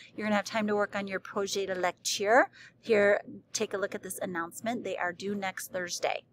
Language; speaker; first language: English; native; English